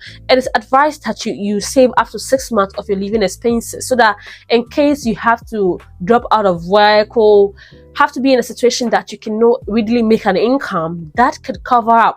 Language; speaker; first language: English; native; English